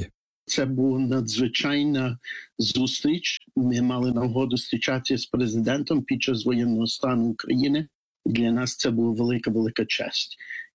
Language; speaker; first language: Ukrainian; early bilingual, heritage; Ukrainian